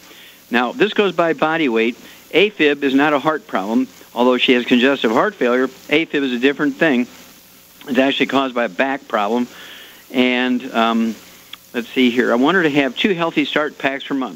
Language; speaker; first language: English; native; English